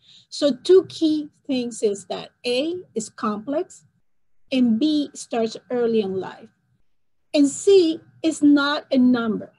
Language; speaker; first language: English; non-native, fluent; Spanish